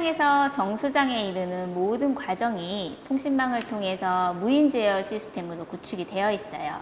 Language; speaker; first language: Korean; native; Korean